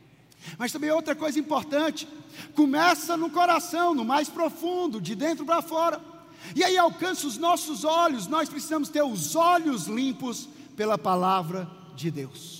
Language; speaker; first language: Portuguese; native; Portuguese